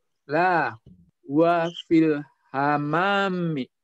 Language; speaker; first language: Arabic; non-native, learner; Indonesian